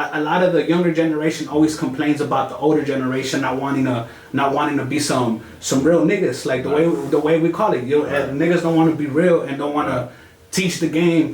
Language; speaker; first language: English; native; English